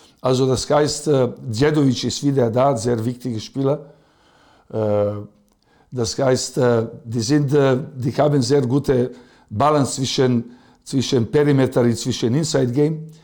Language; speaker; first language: German; non-native, fluent; Serbian